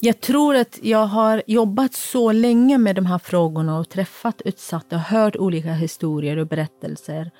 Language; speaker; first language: Swedish; non-native, fluent; Kurdish